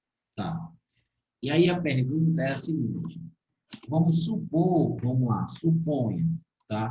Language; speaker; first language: Portuguese; native; Portuguese